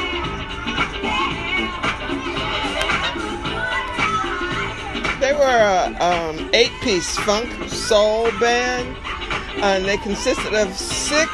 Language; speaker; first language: English; native; English